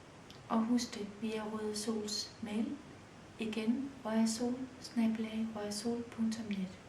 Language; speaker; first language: Danish; early bilingual, other home language; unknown